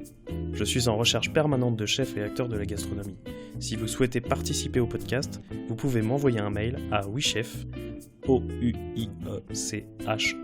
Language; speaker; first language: French; native; French